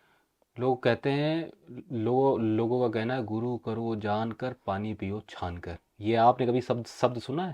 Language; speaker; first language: Hindi; native; Hindi